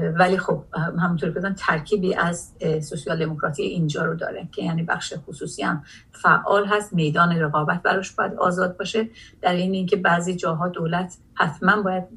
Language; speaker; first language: Persian; non-native, local second language; Azerbaijani